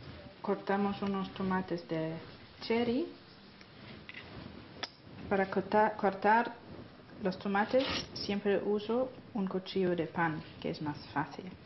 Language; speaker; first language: Spanish; non-native, fluent; German